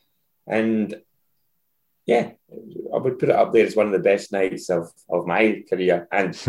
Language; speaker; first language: English; native; English